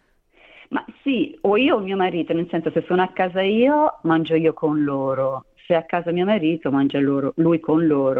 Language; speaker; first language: Italian; native; Italian